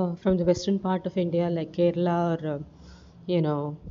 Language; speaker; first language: English; non-native, local second language; Tamil